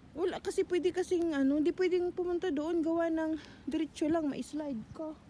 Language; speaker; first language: Filipino; non-native, local second language; Cebuano